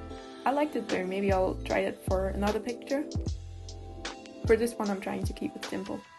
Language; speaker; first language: English; non-native, fluent; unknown